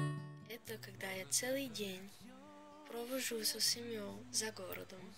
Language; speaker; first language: Russian; non-native, fluent; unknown